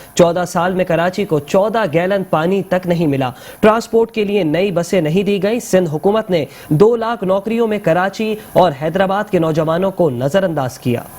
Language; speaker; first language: Urdu; native; Urdu